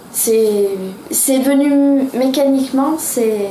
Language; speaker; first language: French; native; French